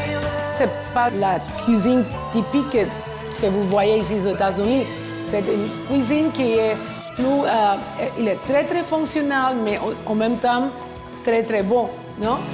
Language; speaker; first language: French; non-native, fluent; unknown